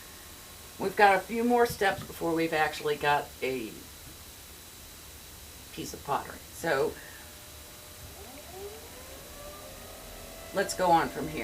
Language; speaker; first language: English; native; English